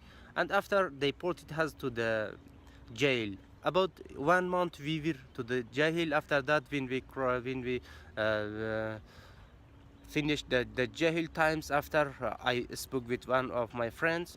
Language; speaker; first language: English; non-native, learner; Persian